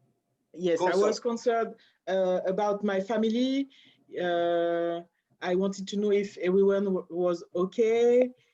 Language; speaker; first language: English; non-native, learner; French